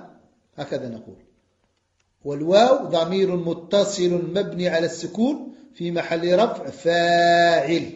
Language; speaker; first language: Arabic; non-native, fluent; French